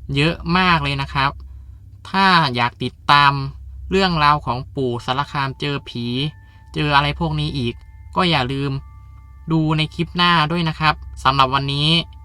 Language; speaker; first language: Thai; native; Thai